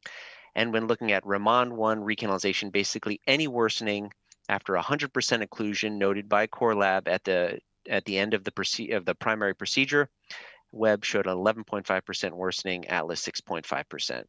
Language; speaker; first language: English; native; English